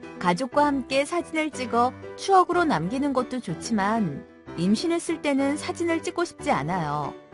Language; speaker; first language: Korean; non-native, fluent; Filipino